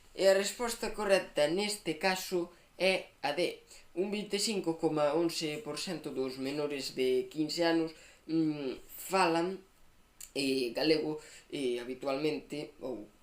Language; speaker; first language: Galician; non-native, local second language; Spanish